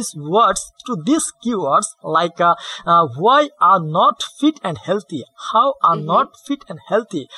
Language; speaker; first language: English; non-native, learner; Bangla